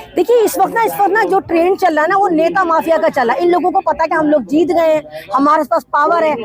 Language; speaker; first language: Hindi; native; Hindi